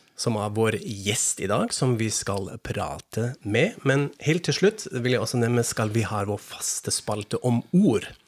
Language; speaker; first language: Norwegian; non-native, fluent; German